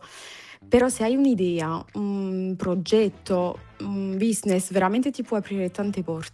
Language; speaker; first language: Italian; non-native, fluent; French